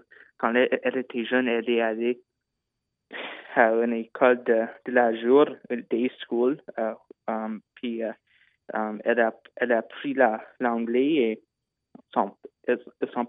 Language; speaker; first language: French; non-native, local second language; English